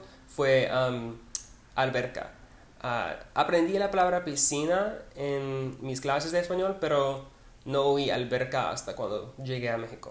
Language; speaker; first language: Spanish; non-native, learner; English